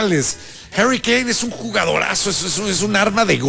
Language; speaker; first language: Spanish; native; Spanish